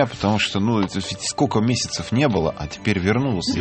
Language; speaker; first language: Russian; native; Russian